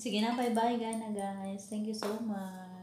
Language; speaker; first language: Filipino; native; Filipino